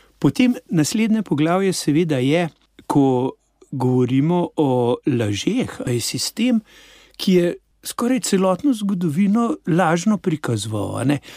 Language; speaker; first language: Slovenian; native; Slovenian